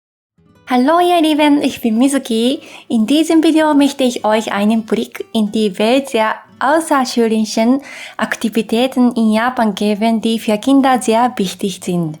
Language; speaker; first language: German; non-native, fluent; Japanese